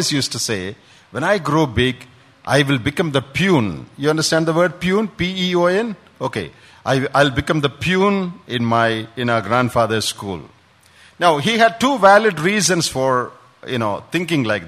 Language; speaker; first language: English; non-native, local second language; Malayalam